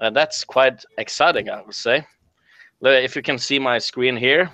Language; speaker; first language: English; non-native, fluent; Norwegian